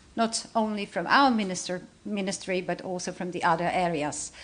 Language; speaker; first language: English; non-native, fluent; Slovenian